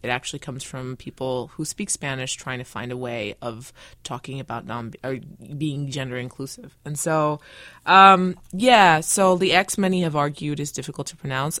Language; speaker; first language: English; early bilingual, other home language; Spanish